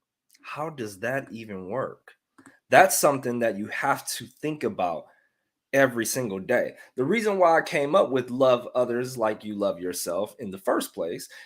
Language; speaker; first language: English; native; English